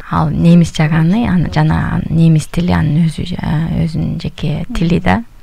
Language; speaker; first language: Kyrgyz; native; Kyrgyz